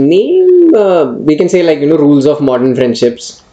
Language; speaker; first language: English; non-native, local second language; Hindi